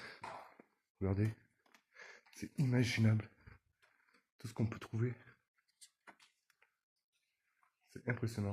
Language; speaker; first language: French; native; French